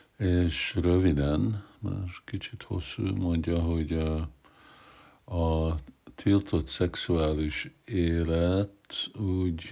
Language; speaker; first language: Hungarian; non-native, fluent; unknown